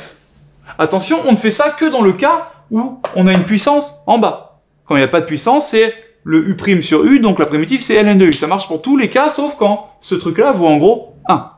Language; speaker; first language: French; native; French